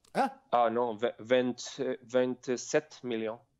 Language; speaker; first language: French; non-native, learner; Spanish